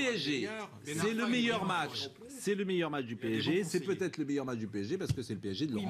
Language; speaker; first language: French; native; French